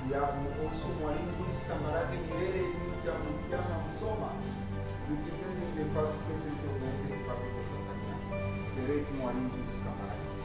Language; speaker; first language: English; non-native, local second language; Swahili